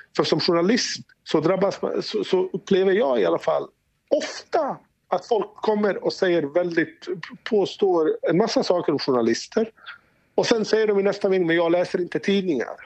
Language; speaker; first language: Swedish; early bilingual, other home language; Bosnian